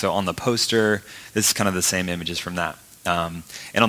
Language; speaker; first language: English; native; English